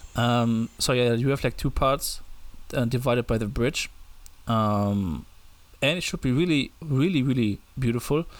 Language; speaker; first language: English; non-native, fluent; German